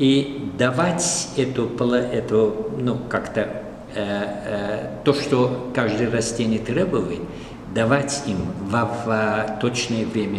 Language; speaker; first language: Russian; non-native, fluent; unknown